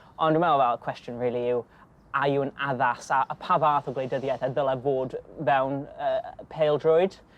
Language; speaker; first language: Welsh; non-native, local second language; English